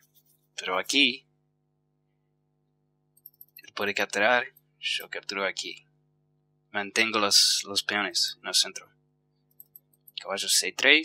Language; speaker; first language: Spanish; non-native, fluent; English